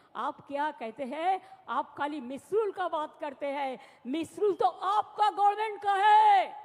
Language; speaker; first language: Hindi; non-native, local second language; Bangla